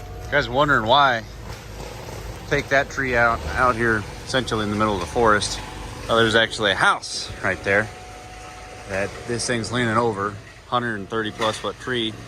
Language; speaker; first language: English; native; English